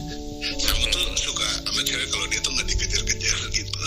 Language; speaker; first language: Indonesian; native; Indonesian